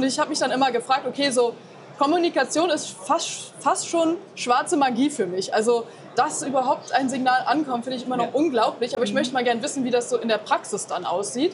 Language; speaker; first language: German; native; German